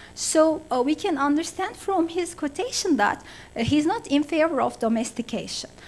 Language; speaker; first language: English; non-native, fluent; Turkish